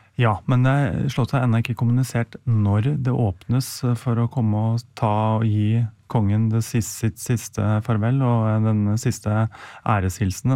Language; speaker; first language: Norwegian; native; Norwegian